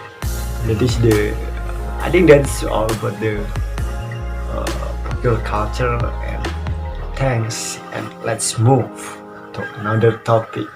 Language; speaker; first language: English; non-native, learner; Indonesian